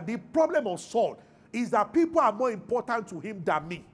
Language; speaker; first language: English; non-native, local second language; Yoruba